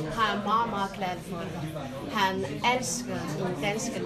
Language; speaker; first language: Danish; non-native, fluent; Chinese